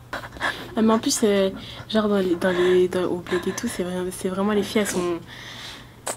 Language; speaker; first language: French; native; French